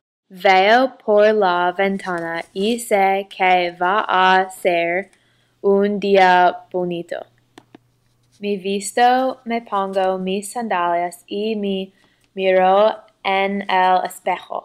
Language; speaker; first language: Spanish; non-native, learner; English